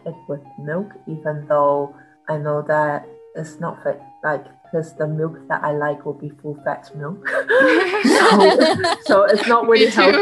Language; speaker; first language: English; non-native, local second language; Cantonese